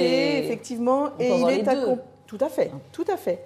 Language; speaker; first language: French; native; French